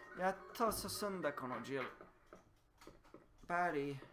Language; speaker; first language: Japanese; non-native, learner; English